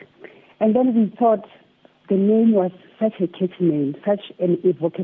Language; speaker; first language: English; non-native, local second language; Tswana